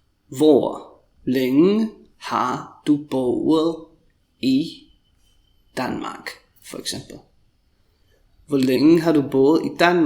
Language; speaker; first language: Danish; non-native, fluent; English